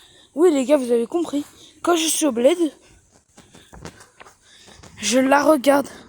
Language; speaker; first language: French; early bilingual, other home language; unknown